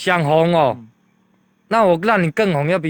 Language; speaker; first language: Chinese; native; Chinese